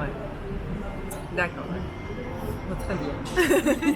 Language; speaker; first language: French; non-native, fluent; Japanese